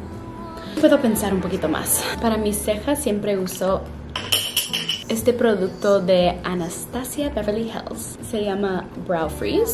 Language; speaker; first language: Spanish; early bilingual, heritage; Spanish